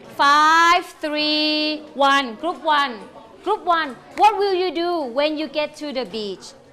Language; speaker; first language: English; non-native, fluent; Thai